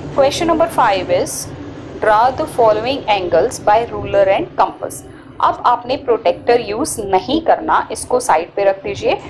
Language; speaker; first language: Hindi; native; Hindi